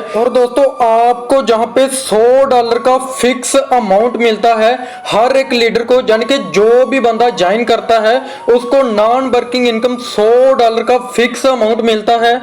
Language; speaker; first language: Hindi; native; Hindi